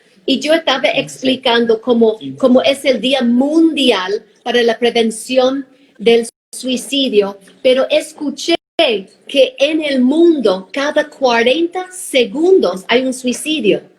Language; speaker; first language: Spanish; non-native, fluent; English